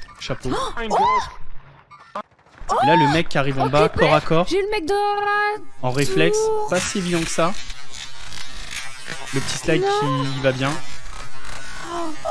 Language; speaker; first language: French; native; French